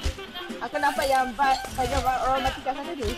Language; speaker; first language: Malay; native; Malay